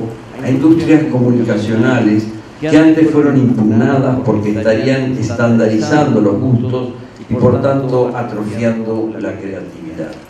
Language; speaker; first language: Spanish; native; Spanish